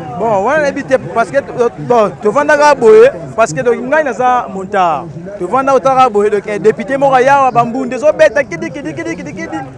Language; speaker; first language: Lingala; native; Lingala